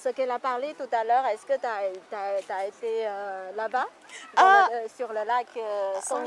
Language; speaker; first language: French; non-native, fluent; Chinese